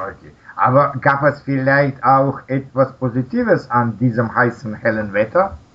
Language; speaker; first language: German; non-native, learner; Russian